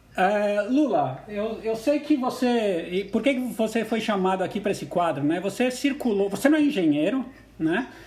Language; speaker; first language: Portuguese; native; Portuguese